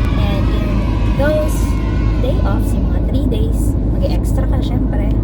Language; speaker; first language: Filipino; native; Filipino